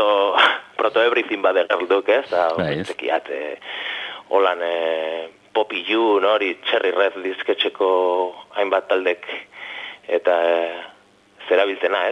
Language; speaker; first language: Basque; native; Basque